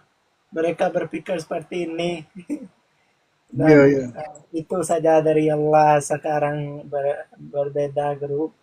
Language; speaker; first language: Indonesian; non-native, learner; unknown